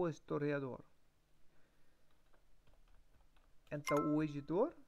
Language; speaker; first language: Portuguese; non-native, learner; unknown